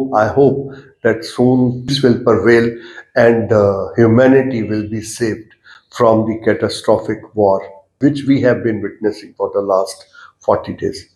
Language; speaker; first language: English; non-native, local second language; Hindi